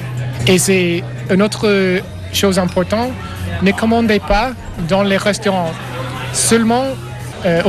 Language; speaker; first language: French; non-native, fluent; English